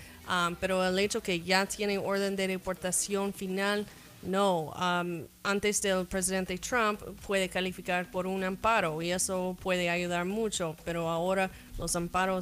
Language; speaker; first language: Spanish; non-native, fluent; English